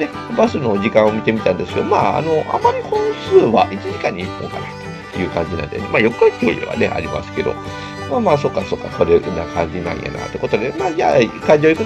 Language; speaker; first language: Japanese; native; Japanese